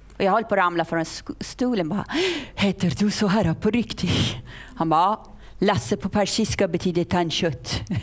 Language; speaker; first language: Swedish; non-native, fluent; Persian